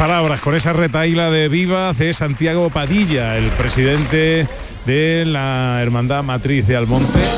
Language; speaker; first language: Spanish; native; Spanish